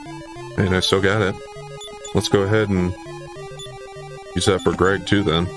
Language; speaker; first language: English; native; English